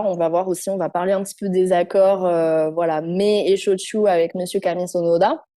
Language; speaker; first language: French; native; French